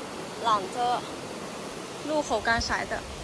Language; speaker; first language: Chinese; non-native, learner; Thai